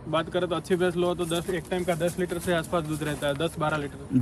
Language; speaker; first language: Hindi; non-native, local second language; Gujarati